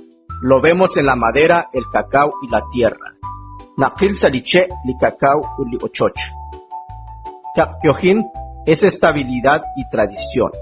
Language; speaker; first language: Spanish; non-native, local second language; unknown